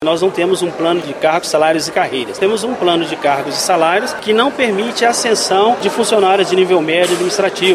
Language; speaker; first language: Portuguese; native; Portuguese